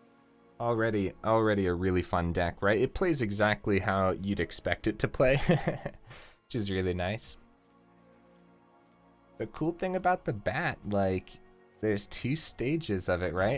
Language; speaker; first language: English; native; English